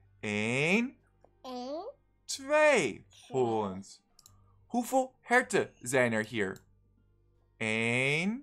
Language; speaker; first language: Dutch; non-native, fluent; English